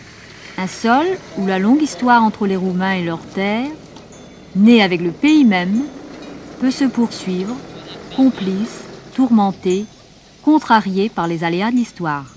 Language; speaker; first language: French; native; French